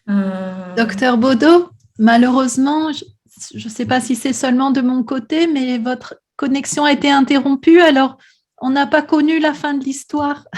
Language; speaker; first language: French; non-native, fluent; English